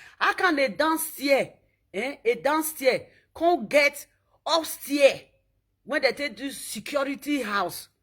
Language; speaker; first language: Nigerian Pidgin; native; Nigerian Pidgin